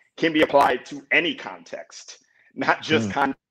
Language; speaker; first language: English; native; English